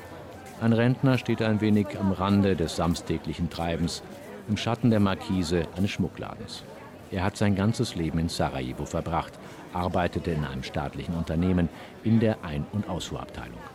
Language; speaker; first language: German; native; German